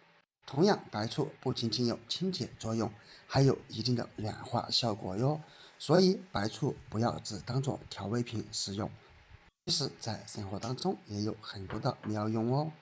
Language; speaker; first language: Chinese; native; Chinese